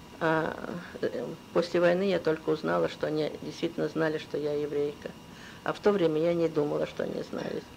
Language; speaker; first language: Russian; native; Russian